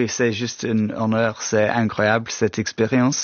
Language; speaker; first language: French; non-native, fluent; English